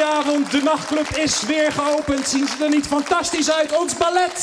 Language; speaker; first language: Dutch; native; Dutch